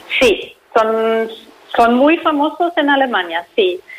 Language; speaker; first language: Spanish; non-native, learner; German